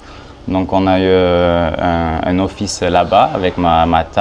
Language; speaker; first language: French; native; French